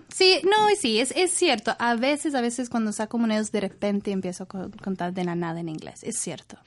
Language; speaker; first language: Spanish; non-native, fluent; English